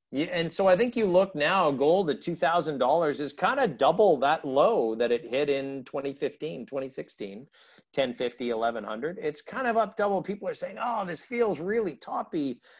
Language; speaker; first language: English; native; English